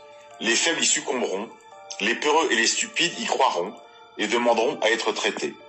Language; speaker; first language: French; native; French